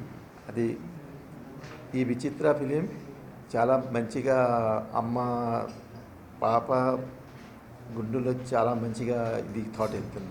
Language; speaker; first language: Telugu; non-native, local second language; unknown